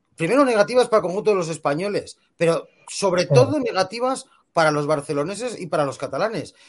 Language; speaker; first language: Spanish; native; Spanish